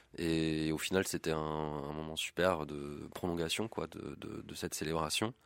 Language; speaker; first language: French; native; French